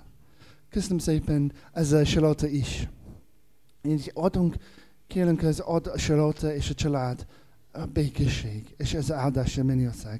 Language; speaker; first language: Hungarian; non-native, learner; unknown